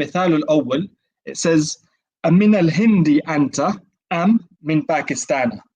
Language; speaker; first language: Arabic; non-native, fluent; English